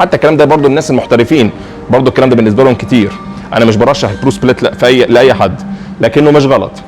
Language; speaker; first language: Arabic; native; Arabic